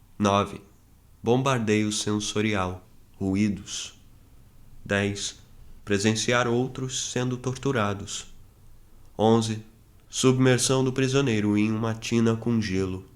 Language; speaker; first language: Portuguese; native; Portuguese